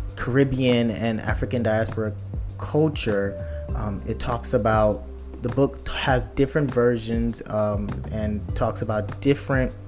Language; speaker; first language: English; early bilingual, other home language; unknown